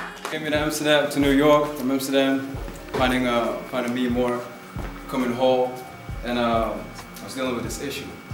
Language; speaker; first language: English; non-native, fluent; Dutch